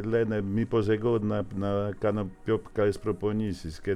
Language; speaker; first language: Greek; non-native, fluent; Polish